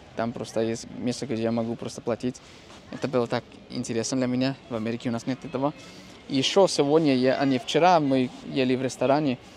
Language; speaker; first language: Russian; non-native, fluent; English